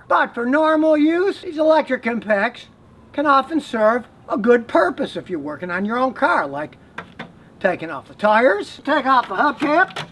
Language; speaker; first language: English; native; English